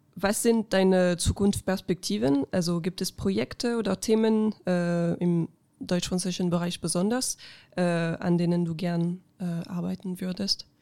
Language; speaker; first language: German; non-native, fluent; French